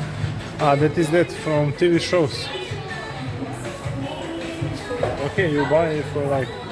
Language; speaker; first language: English; non-native, learner; Serbian